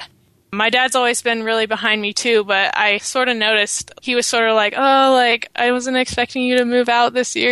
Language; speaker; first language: English; native; English